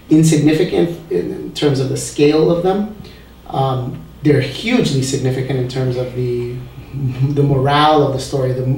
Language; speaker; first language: English; early bilingual, other home language; Spanish